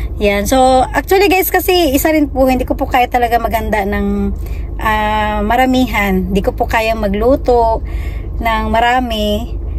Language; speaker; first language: Filipino; non-native, local second language; Cebuano